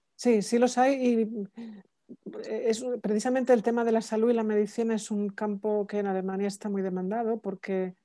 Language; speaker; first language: Spanish; native; Spanish